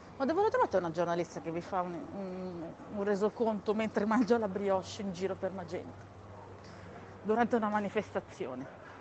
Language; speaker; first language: Italian; native; Italian